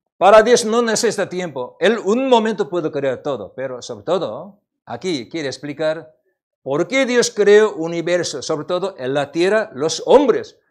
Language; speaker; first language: Spanish; non-native, learner; Korean